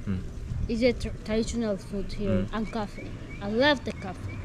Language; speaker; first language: English; non-native, learner; Spanish